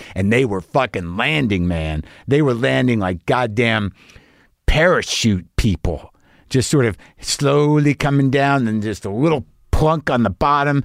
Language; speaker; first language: English; native; English